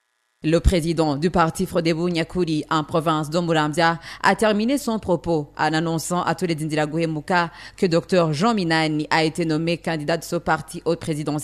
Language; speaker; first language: French; non-native, local second language; Rundi